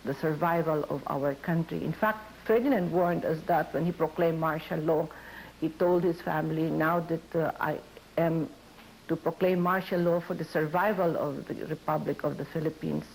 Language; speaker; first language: English; non-native, local second language; Filipino